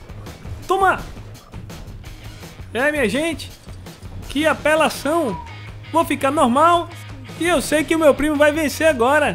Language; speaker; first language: Portuguese; native; Portuguese